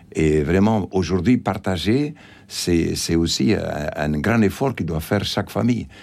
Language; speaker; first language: French; non-native, fluent; Spanish